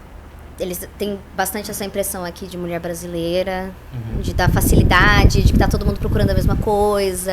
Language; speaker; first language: Portuguese; native; Portuguese